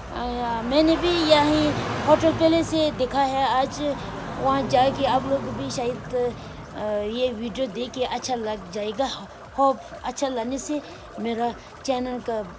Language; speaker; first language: Hindi; non-native, local second language; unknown